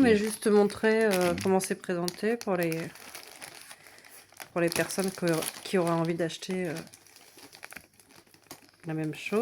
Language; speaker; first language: French; native; French